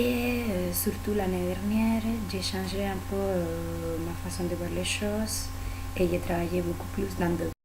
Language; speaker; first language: French; non-native, learner; Spanish